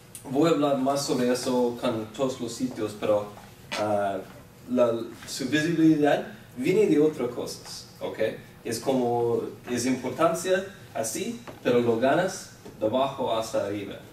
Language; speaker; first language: Spanish; non-native, fluent; English